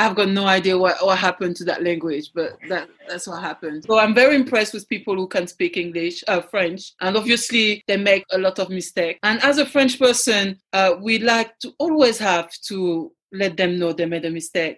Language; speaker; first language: English; non-native, fluent; French